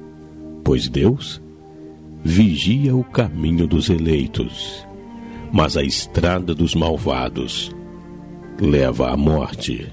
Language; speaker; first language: Portuguese; native; Portuguese